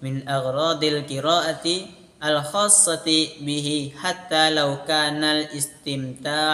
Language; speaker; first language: Arabic; non-native, learner; Indonesian